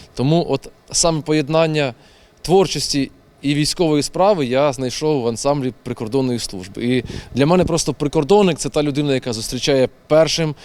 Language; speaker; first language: Ukrainian; native; Ukrainian